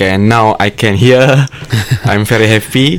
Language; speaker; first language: English; non-native, learner; Indonesian